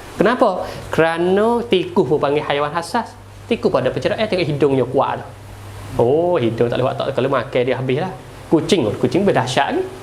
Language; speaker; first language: Malay; native; Malay